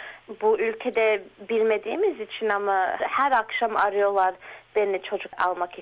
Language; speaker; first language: Turkish; early bilingual, heritage; Turkish